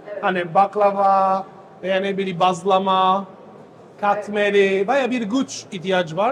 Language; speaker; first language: Turkish; non-native, fluent; Italian